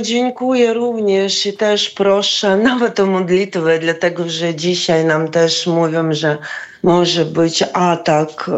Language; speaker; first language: Polish; non-native, fluent; Ukrainian